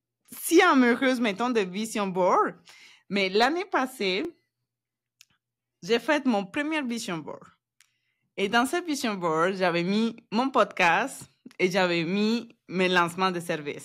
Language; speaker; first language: French; non-native, fluent; Spanish